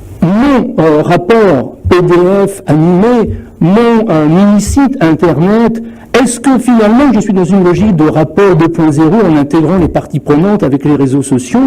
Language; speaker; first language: French; native; French